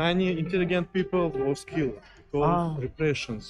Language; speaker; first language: English; non-native, learner; Azerbaijani